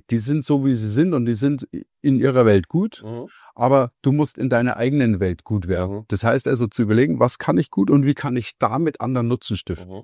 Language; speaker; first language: German; native; German